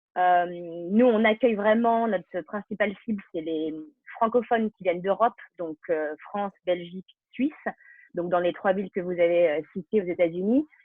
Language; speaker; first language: French; native; French